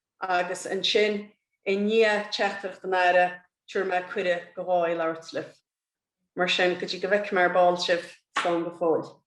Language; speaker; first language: Irish; native; Irish